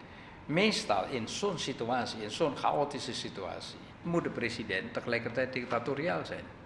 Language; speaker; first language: Dutch; non-native, fluent; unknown